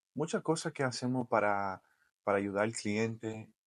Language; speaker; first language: Spanish; early bilingual, heritage; Spanish